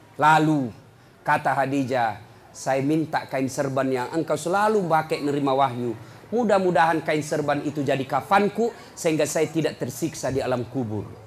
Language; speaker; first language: Indonesian; non-native, local second language; Buginese